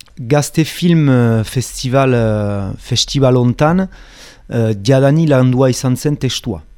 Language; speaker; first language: Basque; native; Basque